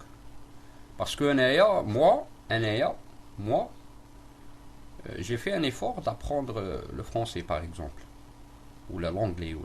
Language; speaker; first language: French; non-native, local second language; Arabic